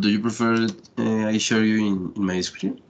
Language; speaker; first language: English; non-native, fluent; Spanish